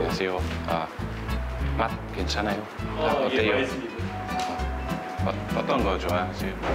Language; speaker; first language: Korean; non-native, learner; German